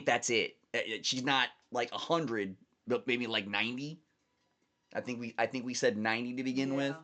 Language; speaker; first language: English; native; English